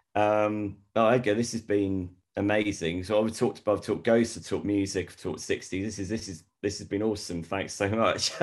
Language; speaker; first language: English; native; English